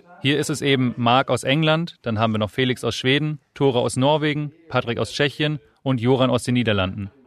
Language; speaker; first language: German; native; German